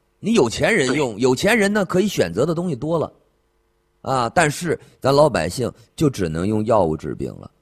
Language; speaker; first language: Chinese; native; Chinese